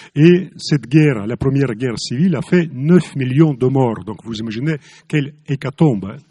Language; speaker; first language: French; non-native, fluent; Russian